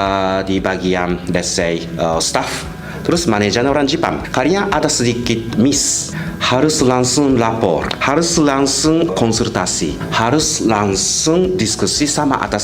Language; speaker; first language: Indonesian; non-native, fluent; Japanese